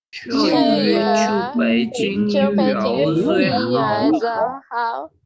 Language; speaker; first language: Chinese; non-native, learner; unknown